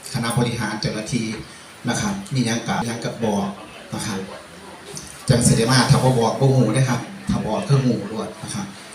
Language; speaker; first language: Thai; native; Thai